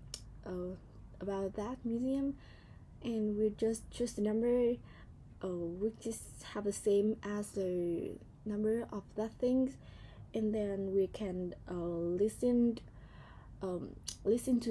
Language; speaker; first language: English; non-native, learner; Vietnamese